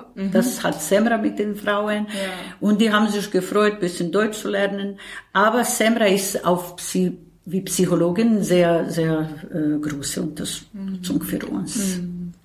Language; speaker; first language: German; non-native, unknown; Bosnian